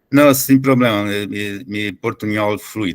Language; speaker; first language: Spanish; non-native, fluent; Portuguese